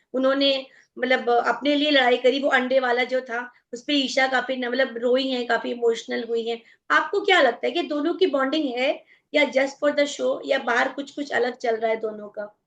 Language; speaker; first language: Hindi; native; Hindi